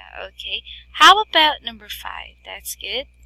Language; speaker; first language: English; non-native, fluent; Filipino